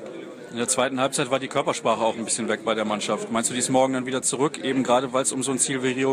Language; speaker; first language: German; native; German